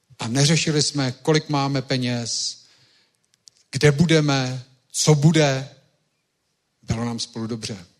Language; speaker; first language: Czech; native; Czech